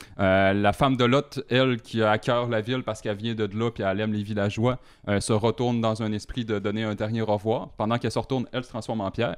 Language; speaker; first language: French; native; French